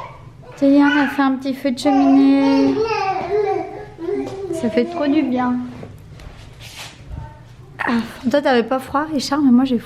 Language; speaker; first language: French; native; French